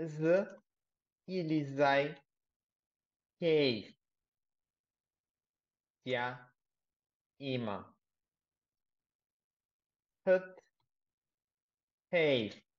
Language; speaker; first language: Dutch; non-native, fluent; Bulgarian